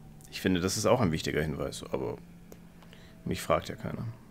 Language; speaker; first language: German; native; German